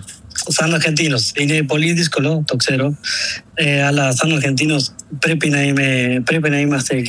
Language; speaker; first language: Greek; non-native, learner; Spanish